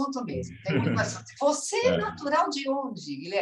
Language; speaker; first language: Portuguese; native; Portuguese